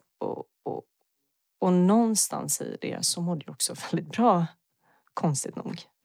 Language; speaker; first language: Swedish; early bilingual, other home language; Bosnian